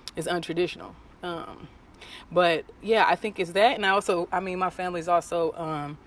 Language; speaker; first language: English; native; English